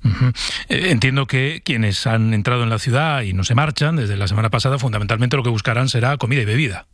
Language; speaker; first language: Spanish; native; Spanish